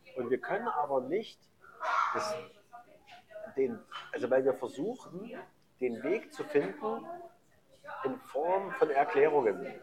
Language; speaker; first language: German; native; German